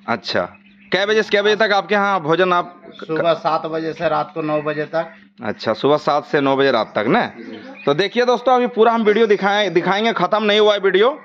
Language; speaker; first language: Hindi; native; Hindi